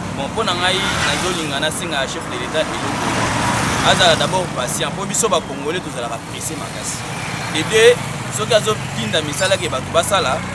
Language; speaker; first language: Lingala; native; Lingala